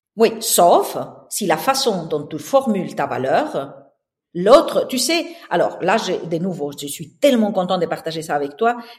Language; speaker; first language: French; non-native, fluent; Spanish